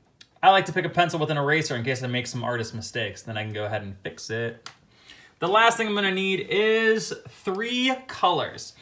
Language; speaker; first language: English; native; English